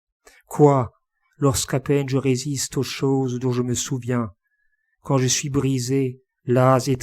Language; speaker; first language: French; native; French